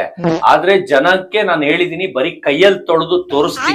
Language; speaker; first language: Kannada; native; Kannada